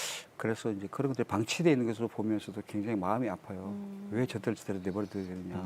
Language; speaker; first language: Korean; native; Korean